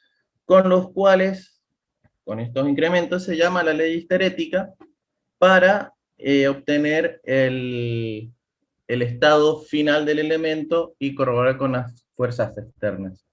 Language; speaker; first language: Spanish; native; Spanish